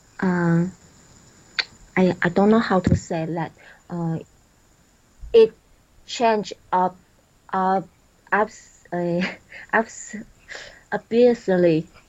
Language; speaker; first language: English; non-native, learner; Chinese